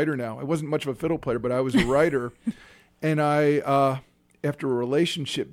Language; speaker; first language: English; native; English